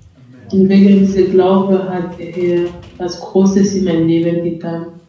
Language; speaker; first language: German; non-native, fluent; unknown